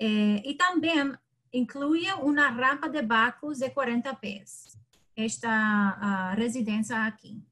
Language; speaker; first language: Portuguese; non-native, learner; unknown